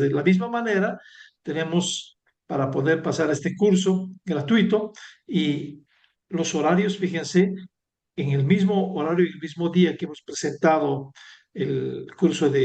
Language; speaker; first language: Spanish; native; Spanish